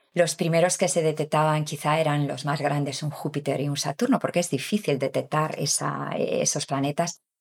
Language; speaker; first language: Spanish; native; Spanish